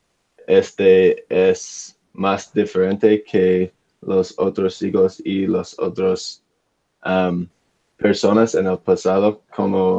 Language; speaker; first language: Spanish; non-native, learner; English